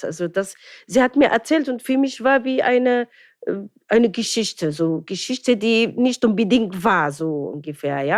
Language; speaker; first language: German; non-native, fluent; Arabic